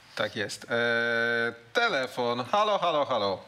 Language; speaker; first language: Polish; native; Polish